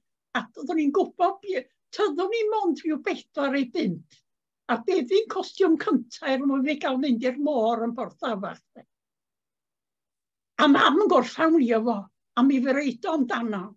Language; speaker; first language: Welsh; native; Welsh